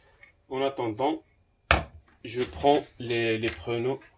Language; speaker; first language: French; non-native, local second language; Arabic